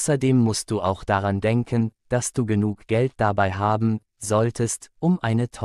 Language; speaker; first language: German; non-native, fluent; Arabic